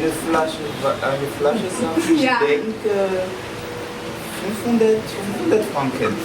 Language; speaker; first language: German; non-native, learner; French